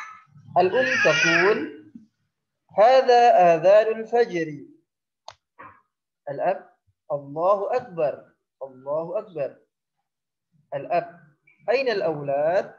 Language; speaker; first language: Arabic; non-native, fluent; Indonesian